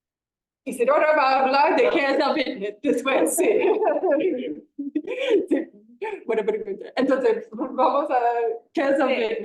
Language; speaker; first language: Spanish; non-native, fluent; English